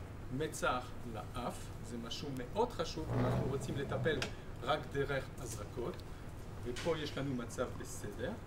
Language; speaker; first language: Hebrew; non-native, fluent; French